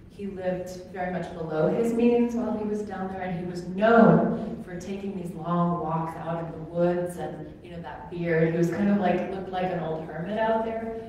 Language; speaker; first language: English; native; English